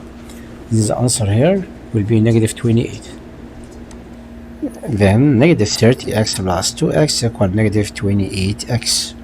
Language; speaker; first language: English; non-native, local second language; Arabic